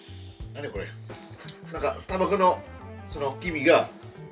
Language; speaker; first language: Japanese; non-native, fluent; Indonesian